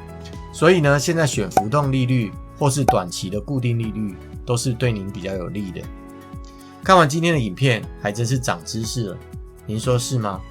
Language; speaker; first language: Chinese; native; Chinese